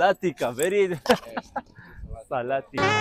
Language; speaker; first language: English; non-native, learner; Persian